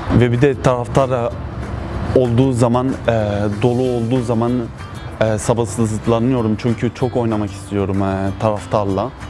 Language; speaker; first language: Turkish; early bilingual, heritage; Turkish